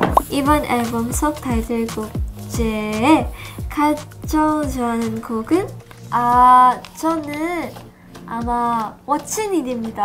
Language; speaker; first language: Korean; non-native, fluent; Japanese